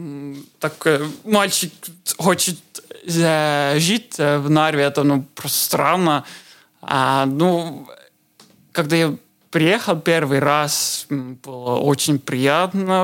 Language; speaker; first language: Russian; non-native, learner; Estonian